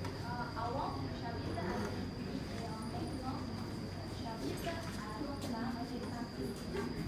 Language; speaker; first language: French; non-native, learner; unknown